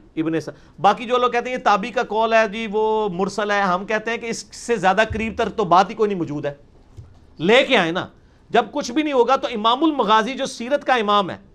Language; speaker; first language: Urdu; native; Urdu